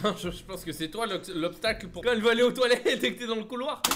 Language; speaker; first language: French; native; French